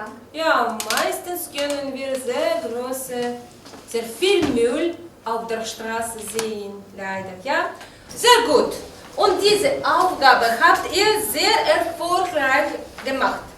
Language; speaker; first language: German; non-native, fluent; Russian